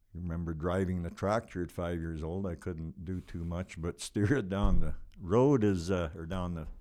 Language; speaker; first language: English; non-native, fluent; Ukrainian